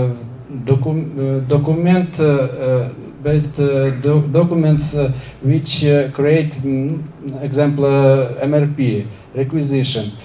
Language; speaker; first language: English; non-native, learner; Ukrainian